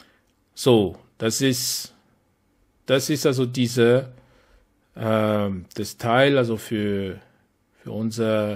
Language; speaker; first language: German; non-native, fluent; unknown